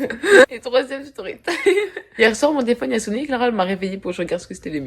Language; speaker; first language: French; native; French